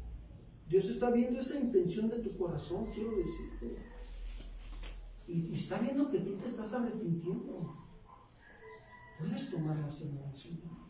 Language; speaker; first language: Spanish; native; Spanish